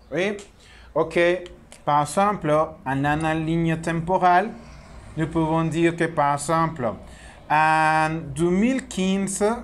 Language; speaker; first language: French; non-native, learner; Spanish